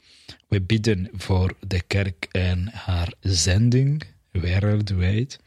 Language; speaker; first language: Dutch; non-native, fluent; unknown